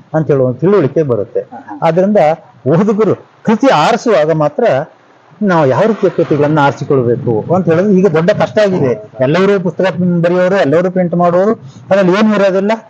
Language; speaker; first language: Kannada; native; Kannada